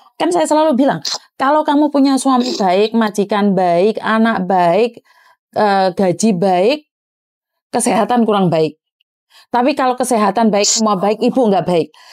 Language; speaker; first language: Indonesian; non-native, local second language; Javanese